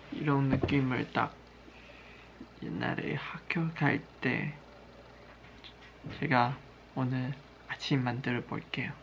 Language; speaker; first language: Korean; non-native, learner; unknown